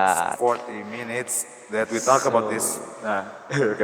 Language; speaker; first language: English; non-native, learner; Indonesian